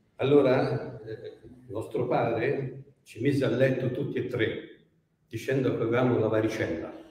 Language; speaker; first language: Italian; native; Italian